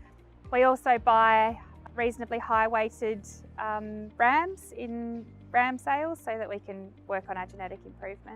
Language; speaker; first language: English; native; English